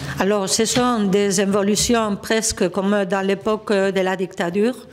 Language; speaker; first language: French; non-native, fluent; Spanish